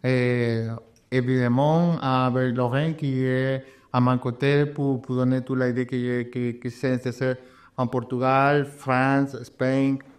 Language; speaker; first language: French; non-native, learner; Spanish